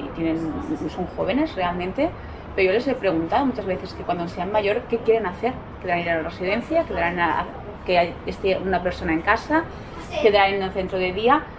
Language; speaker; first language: Spanish; non-native, local second language; Catalan